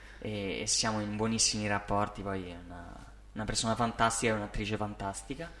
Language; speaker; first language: Italian; native; Italian